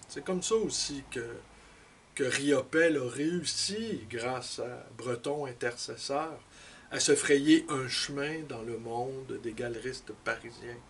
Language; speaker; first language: French; native; French